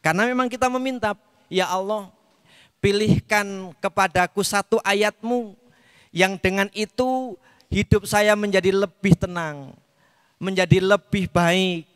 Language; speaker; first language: Indonesian; native; Indonesian